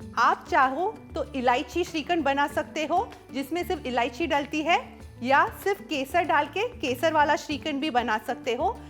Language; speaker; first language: Hindi; non-native, local second language; Marathi